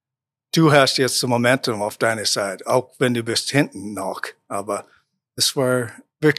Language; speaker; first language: German; non-native, learner; English